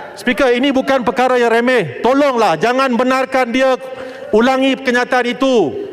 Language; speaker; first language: Malay; non-native, local second language; Tamil